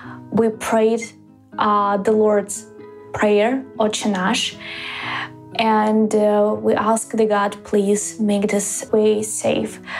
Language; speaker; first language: English; non-native, fluent; Ukrainian